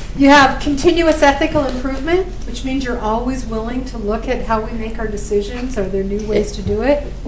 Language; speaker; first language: English; native; English